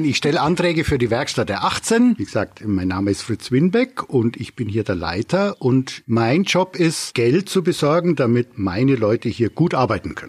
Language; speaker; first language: German; native; German